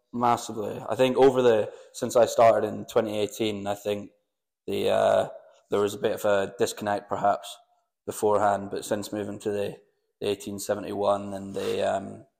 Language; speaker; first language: English; native; English